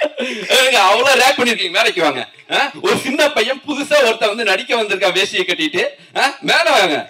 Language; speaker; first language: Tamil; native; Tamil